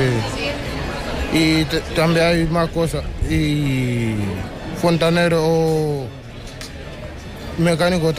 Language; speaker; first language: Spanish; non-native, learner; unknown